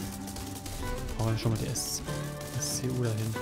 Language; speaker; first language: German; native; German